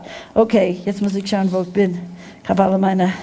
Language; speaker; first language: German; non-native, fluent; English